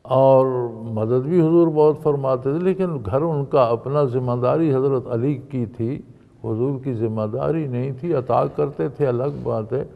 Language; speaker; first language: Urdu; non-native, local second language; Punjabi